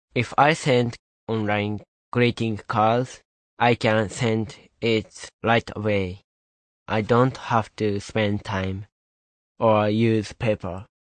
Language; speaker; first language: English; non-native, learner; Japanese